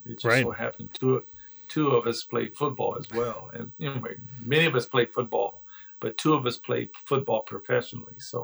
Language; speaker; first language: English; native; English